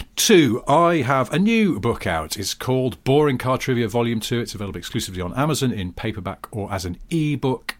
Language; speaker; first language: English; native; English